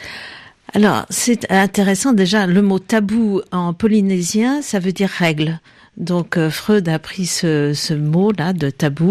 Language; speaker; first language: French; native; French